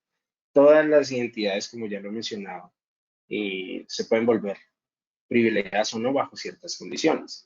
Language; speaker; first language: Spanish; native; Spanish